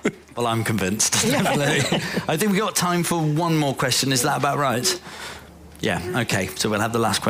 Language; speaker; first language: English; native; English